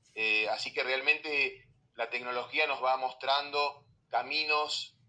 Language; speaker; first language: Spanish; native; Spanish